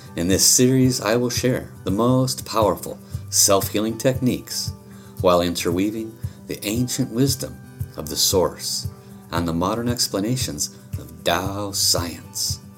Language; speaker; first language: English; native; English